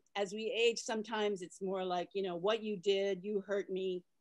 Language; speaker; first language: English; native; English